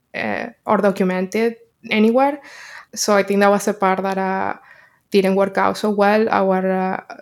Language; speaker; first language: English; non-native, fluent; Spanish